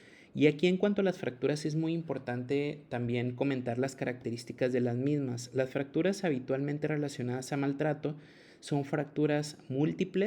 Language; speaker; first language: Spanish; native; Spanish